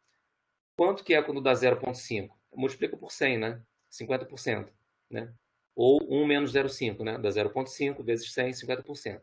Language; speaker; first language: Portuguese; native; Portuguese